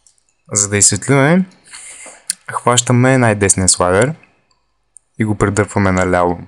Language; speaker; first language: Bulgarian; native; Bulgarian